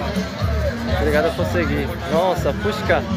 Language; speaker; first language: Portuguese; non-native, learner; Korean